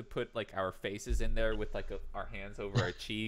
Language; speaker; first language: English; native; English